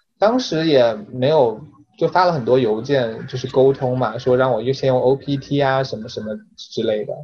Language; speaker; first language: Chinese; native; Chinese